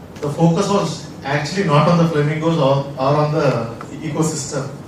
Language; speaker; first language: English; non-native, local second language; Telugu